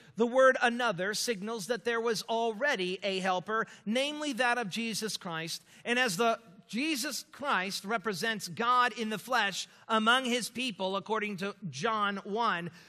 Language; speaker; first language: English; native; English